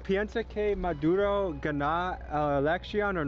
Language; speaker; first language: Spanish; non-native, learner; English